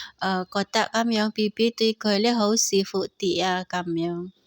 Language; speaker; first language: Cantonese; non-native, learner; Indonesian